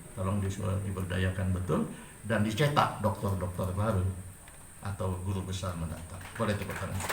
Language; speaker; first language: Indonesian; non-native, local second language; Achinese